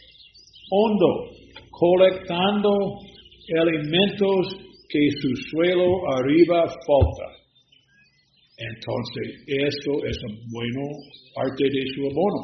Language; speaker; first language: Spanish; non-native, learner; English